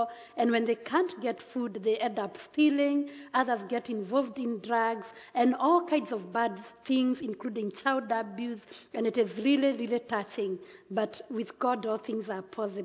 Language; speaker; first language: English; non-native, local second language; Kikuyu